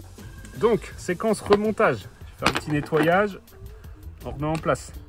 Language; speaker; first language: French; native; French